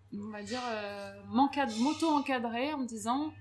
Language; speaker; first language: French; native; French